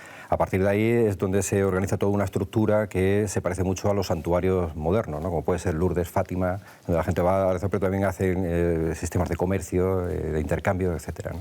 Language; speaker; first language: Spanish; native; Spanish